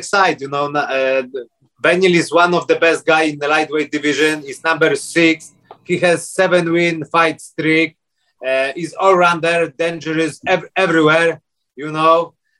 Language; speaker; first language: English; non-native, learner; Polish